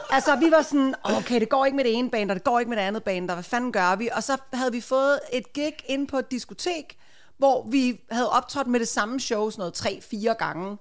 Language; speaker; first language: Danish; native; Danish